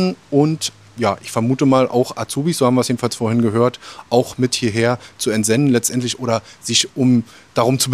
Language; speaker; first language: German; native; German